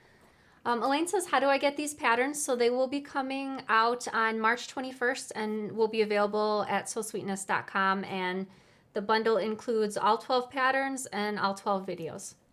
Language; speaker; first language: English; native; English